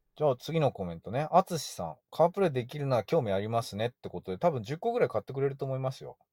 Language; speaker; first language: Japanese; native; Japanese